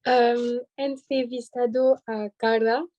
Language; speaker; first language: Spanish; non-native, learner; French